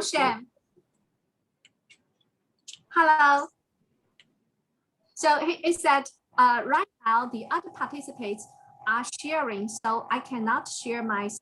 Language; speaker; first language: English; non-native, fluent; Chinese